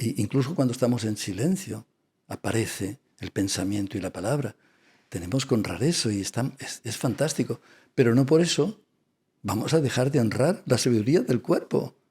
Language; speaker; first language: Spanish; non-native, local second language; Catalan